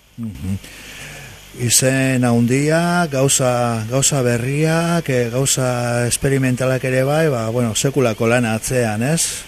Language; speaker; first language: Basque; native; Basque